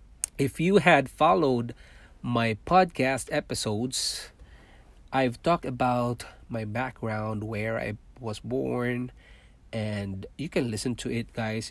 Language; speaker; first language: English; non-native, local second language; Cebuano